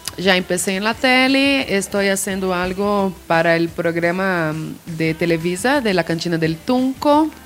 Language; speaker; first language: Spanish; non-native, fluent; Portuguese